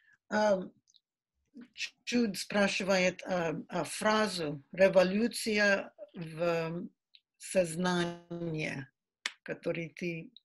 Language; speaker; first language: Russian; non-native, fluent; English